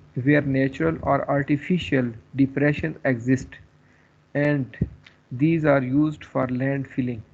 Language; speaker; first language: English; non-native, local second language; Urdu